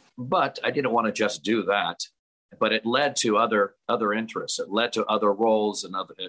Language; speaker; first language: English; native; English